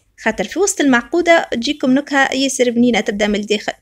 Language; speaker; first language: Arabic; native; Arabic